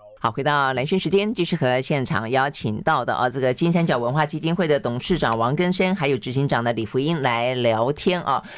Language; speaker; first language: Chinese; native; Chinese